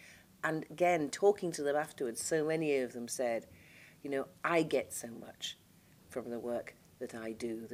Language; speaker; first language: English; native; English